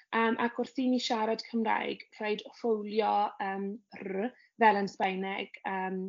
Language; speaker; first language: Welsh; non-native, learner; English